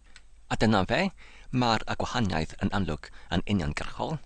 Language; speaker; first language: Welsh; non-native, learner; English